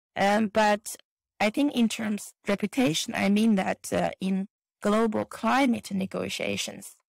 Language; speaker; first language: English; non-native, fluent; Chinese